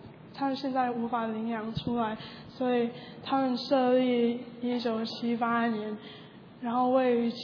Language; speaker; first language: Chinese; early bilingual, heritage; Chinese